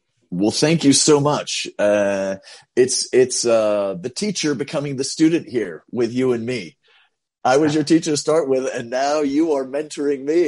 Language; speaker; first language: English; native; English